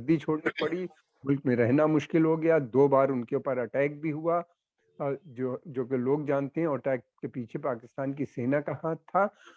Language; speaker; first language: Hindi; native; Hindi